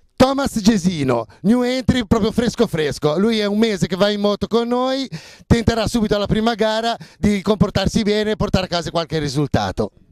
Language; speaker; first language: Italian; native; Italian